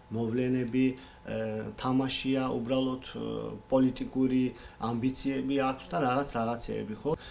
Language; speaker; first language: Georgian; non-native, local second language; Azerbaijani